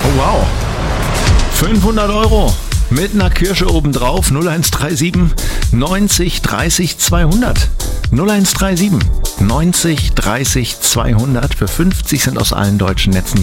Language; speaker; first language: German; native; German